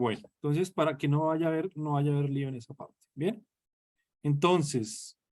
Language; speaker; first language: Spanish; native; Spanish